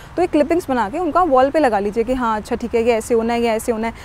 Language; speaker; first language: Hindi; native; Hindi